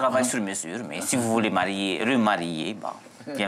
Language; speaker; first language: French; non-native, local second language; Arabic